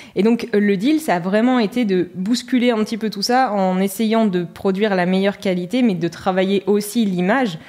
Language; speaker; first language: French; native; French